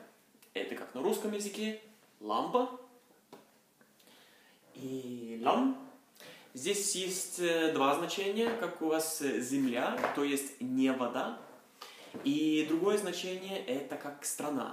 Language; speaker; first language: Russian; non-native, fluent; Norwegian